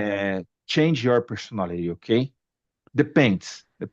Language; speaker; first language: English; non-native, learner; Portuguese